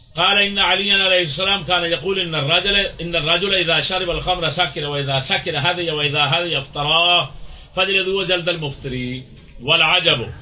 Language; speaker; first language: Arabic; non-native, fluent; Urdu